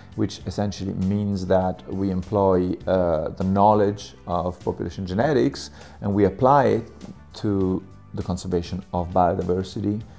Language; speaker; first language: English; non-native, fluent; Italian